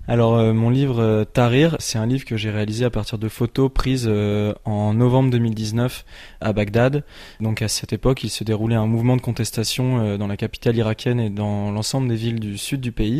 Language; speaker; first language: French; native; French